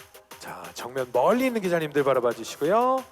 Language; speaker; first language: Korean; native; Korean